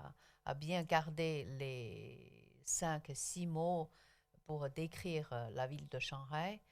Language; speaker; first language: French; non-native, local second language; Chinese